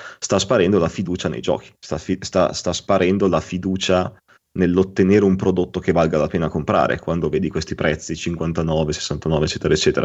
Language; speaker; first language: Italian; native; Italian